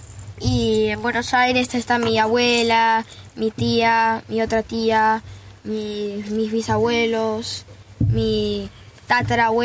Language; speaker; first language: Spanish; early bilingual, other home language; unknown